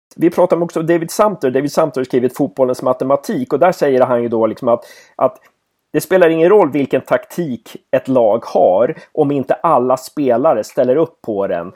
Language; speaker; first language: Swedish; native; Swedish